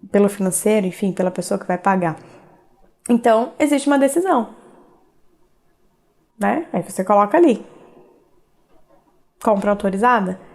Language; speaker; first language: Portuguese; native; Portuguese